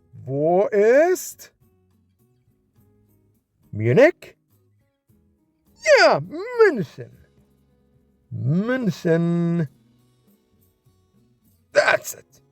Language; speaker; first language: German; non-native, learner; English